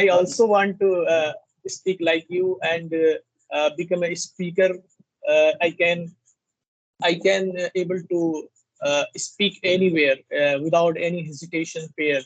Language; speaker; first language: English; non-native, learner; Hindi